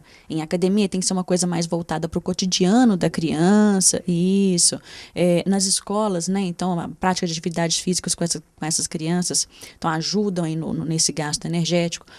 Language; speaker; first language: Portuguese; native; Portuguese